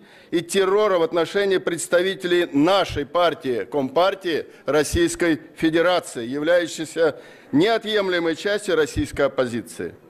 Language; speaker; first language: Russian; native; Russian